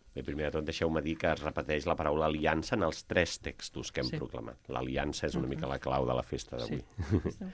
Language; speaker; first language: Catalan; native; Catalan